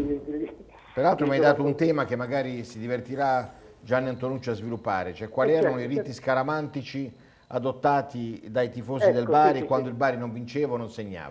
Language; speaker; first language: Italian; native; Italian